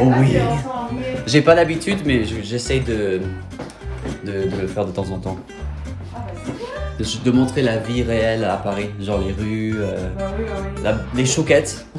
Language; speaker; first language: French; non-native, fluent; English